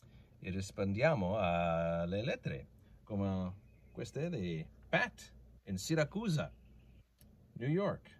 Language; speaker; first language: Italian; non-native, learner; English